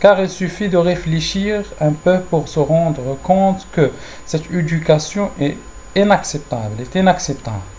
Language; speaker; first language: French; non-native, local second language; Arabic